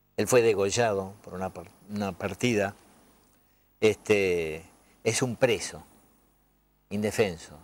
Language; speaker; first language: Spanish; native; Spanish